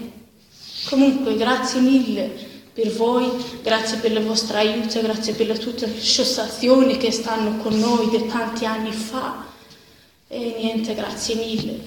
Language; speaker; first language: Italian; non-native, learner; Arabic